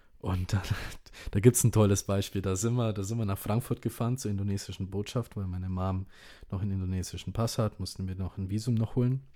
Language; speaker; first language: German; early bilingual, other home language; Indonesian